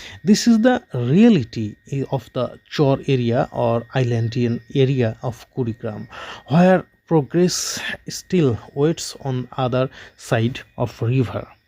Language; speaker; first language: English; non-native, local second language; Bangla